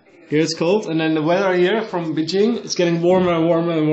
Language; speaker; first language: English; non-native, learner; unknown